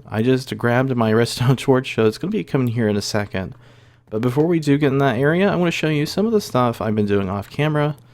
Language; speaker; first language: English; native; English